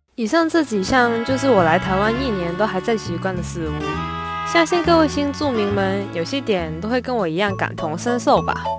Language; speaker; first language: Chinese; non-native, local second language; Cantonese